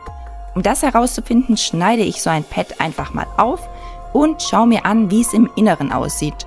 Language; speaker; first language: German; native; German